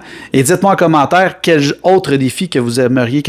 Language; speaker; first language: French; native; French